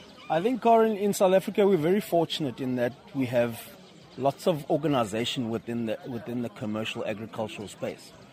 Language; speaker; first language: English; non-native, local second language; Xhosa